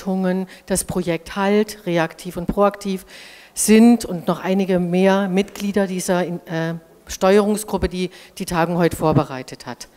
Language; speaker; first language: German; native; German